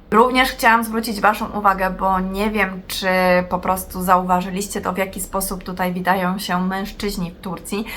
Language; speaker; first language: Polish; native; Polish